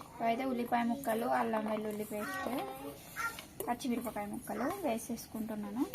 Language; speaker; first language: Telugu; native; Telugu